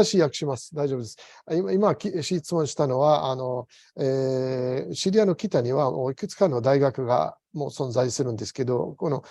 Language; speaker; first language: Japanese; non-native, fluent; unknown